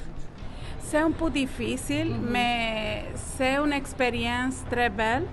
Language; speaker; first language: French; non-native, learner; Spanish